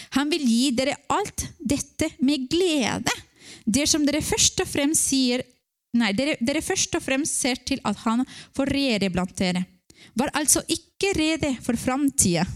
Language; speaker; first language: Norwegian; non-native, fluent; Spanish